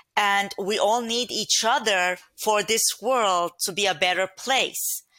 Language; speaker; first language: English; non-native, fluent; Turkish